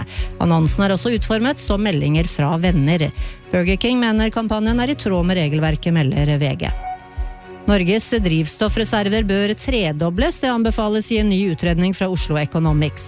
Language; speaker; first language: Norwegian; native; Norwegian